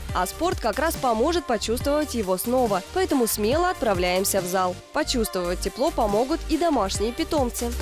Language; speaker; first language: Russian; native; Russian